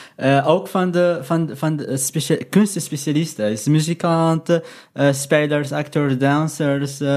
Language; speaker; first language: Dutch; non-native, learner; Arabic